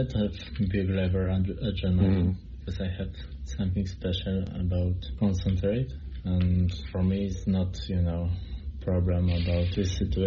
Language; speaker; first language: English; non-native, learner; Polish